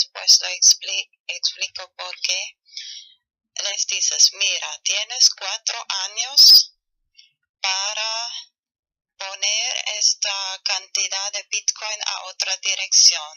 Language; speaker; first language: Spanish; non-native, fluent; German